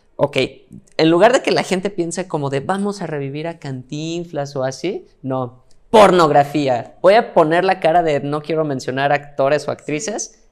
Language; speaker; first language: Spanish; native; Spanish